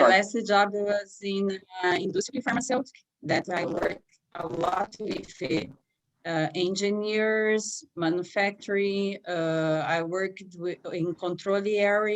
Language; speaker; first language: English; non-native, learner; Portuguese